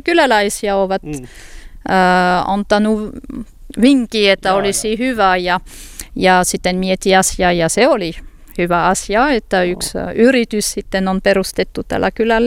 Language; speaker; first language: Finnish; non-native, fluent; French